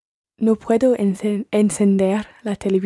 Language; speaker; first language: Spanish; non-native, learner; English